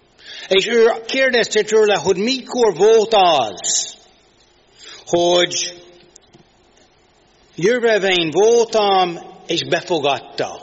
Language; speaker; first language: Hungarian; non-native, fluent; English